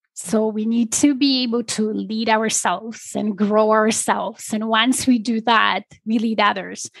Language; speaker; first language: English; non-native, fluent; Polish